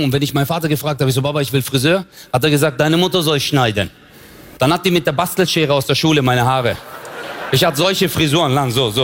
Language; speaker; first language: German; early bilingual, other home language; Turkish